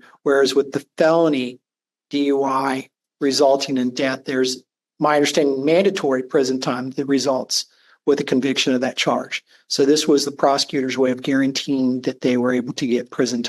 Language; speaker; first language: English; native; English